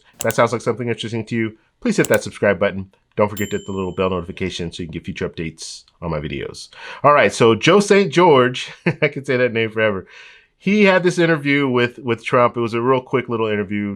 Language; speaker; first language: English; native; English